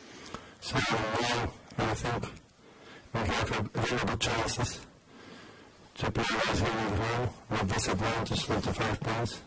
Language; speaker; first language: Spanish; non-native, learner; Lithuanian